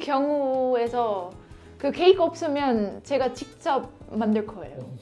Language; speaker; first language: Korean; non-native, learner; Dutch